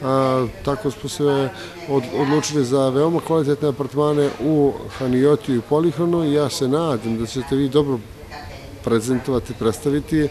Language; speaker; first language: Croatian; native; Croatian